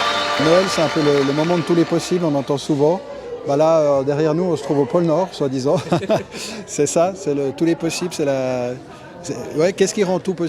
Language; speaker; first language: French; native; French